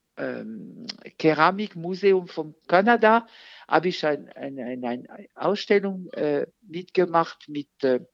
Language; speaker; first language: German; non-native, fluent; French